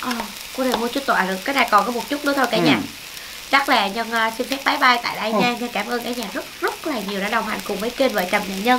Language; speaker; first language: Vietnamese; native; Vietnamese